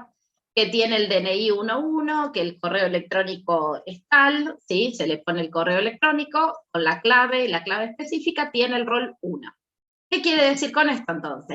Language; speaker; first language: Spanish; native; Spanish